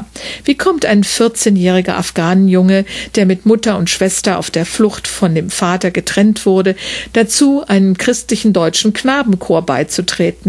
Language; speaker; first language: German; native; German